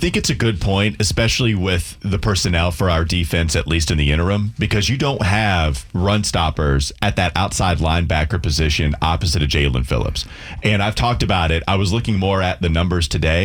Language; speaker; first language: English; native; English